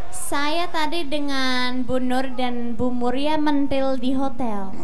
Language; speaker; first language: Indonesian; non-native, fluent; English